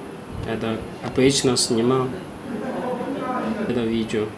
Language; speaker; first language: Russian; non-native, learner; Chinese